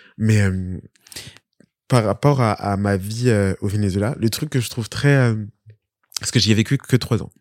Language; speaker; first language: French; early bilingual, other home language; Spanish